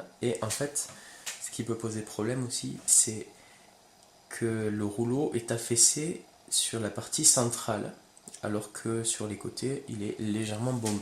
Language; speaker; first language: French; native; French